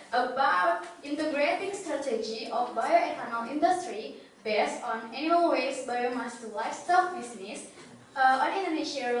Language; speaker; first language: English; non-native, learner; Indonesian